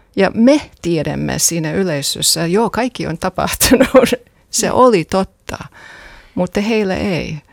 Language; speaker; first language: Finnish; non-native, fluent; English